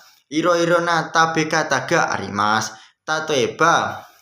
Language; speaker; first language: Japanese; non-native, learner; Indonesian